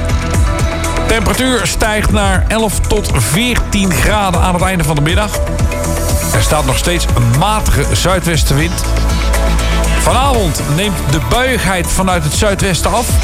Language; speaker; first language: Dutch; native; Dutch